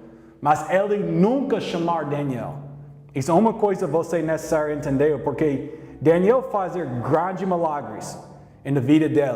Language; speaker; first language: Portuguese; non-native, learner; English